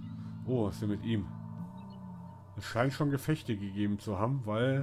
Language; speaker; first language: German; native; German